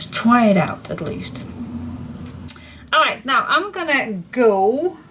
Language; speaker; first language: English; non-native, fluent; Dutch